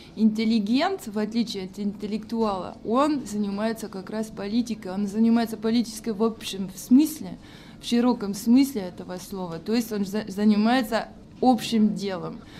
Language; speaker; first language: Russian; non-native, fluent; French